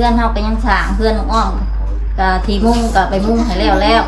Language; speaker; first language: Thai; non-native, local second language; Lao